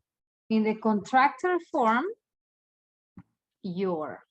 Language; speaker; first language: English; non-native, fluent; Spanish